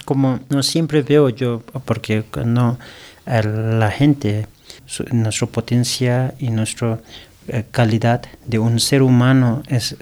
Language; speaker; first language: Spanish; non-native, learner; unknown